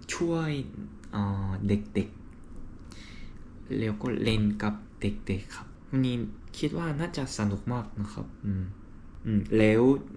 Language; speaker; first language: Thai; non-native, learner; Korean